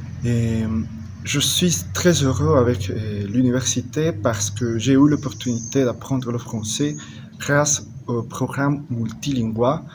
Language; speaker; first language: French; non-native, learner; Spanish